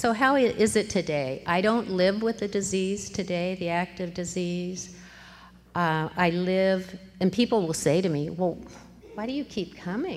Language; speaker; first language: English; native; English